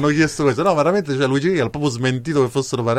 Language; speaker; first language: Italian; native; Italian